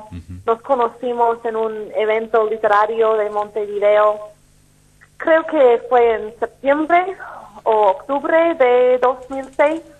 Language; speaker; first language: Spanish; non-native, fluent; English